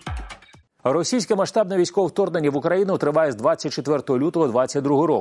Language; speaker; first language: Ukrainian; native; Ukrainian